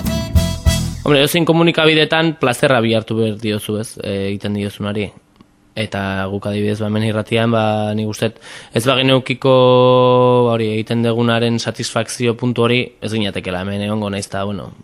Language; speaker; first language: Basque; native; Basque